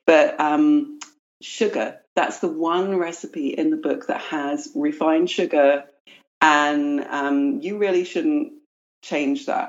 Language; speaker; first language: English; native; English